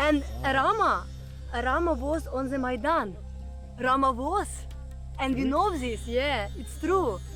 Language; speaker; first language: English; non-native, learner; Ukrainian